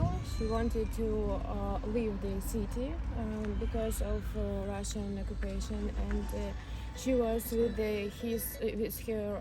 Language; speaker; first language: English; non-native, learner; Ukrainian